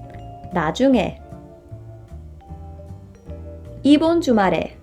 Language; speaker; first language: Korean; non-native, fluent; English